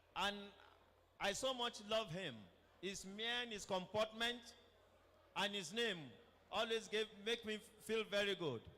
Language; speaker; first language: English; non-native, local second language; Yoruba